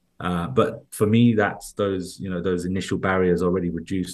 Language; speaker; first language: English; early bilingual, other home language; Spanish